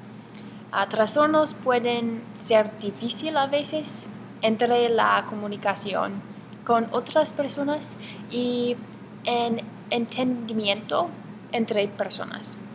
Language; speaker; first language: Spanish; non-native, learner; English